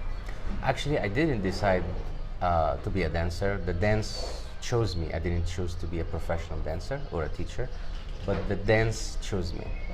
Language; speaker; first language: English; non-native, fluent; Arabic